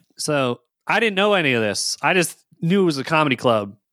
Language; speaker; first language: English; native; English